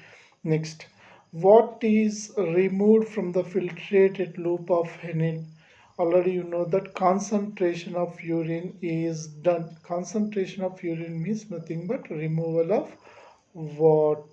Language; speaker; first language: English; non-native, local second language; Telugu